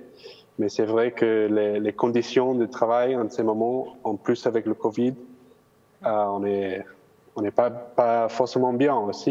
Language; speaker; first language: French; non-native, fluent; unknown